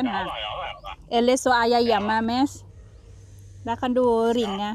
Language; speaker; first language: Norwegian; non-native, learner; Thai